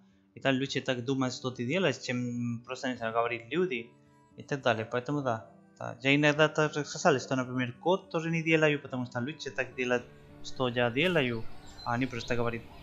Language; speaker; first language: Russian; non-native, learner; Spanish